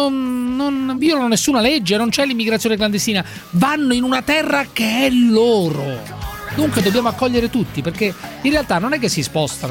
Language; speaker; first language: Italian; native; Italian